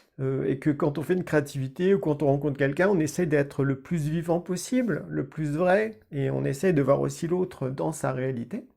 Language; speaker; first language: French; native; French